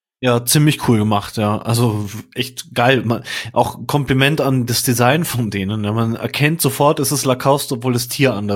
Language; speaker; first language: German; native; German